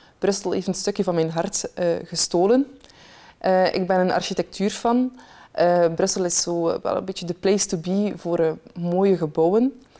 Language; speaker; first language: Dutch; native; Dutch